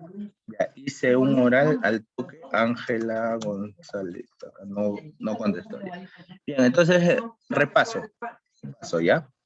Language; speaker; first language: Spanish; native; Spanish